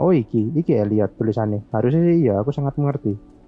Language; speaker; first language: Indonesian; non-native, local second language; Javanese